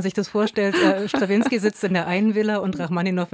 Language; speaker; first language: German; native; German